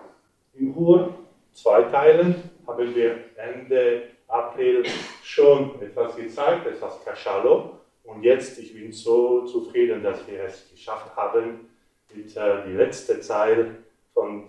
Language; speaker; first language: German; non-native, local second language; French